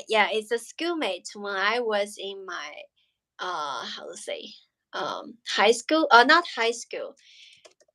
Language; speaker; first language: English; non-native, learner; Chinese